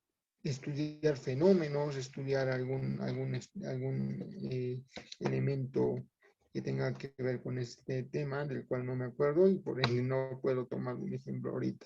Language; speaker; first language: Spanish; native; Spanish